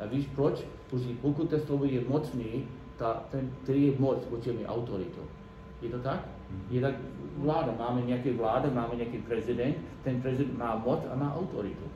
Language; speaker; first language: Czech; non-native, learner; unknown